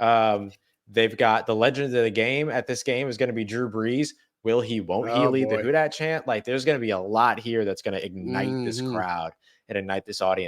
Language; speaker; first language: English; native; English